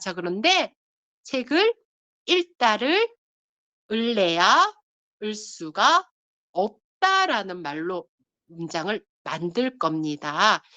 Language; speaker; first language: Korean; native; Korean